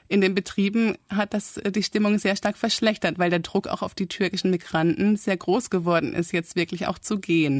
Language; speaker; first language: German; native; German